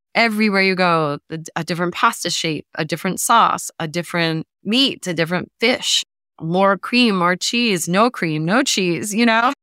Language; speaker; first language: English; native; English